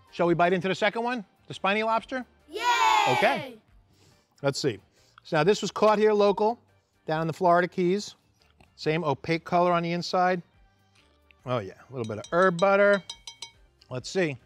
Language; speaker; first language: English; native; English